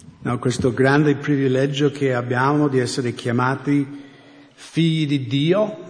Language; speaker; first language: Italian; non-native, fluent; English